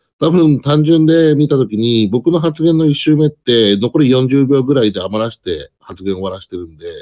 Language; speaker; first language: Japanese; native; Japanese